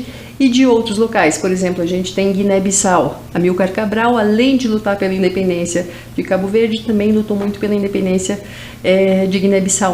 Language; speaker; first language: Portuguese; native; Portuguese